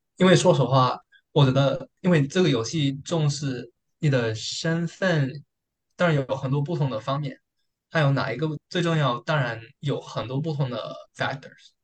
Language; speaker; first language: Chinese; non-native, learner; English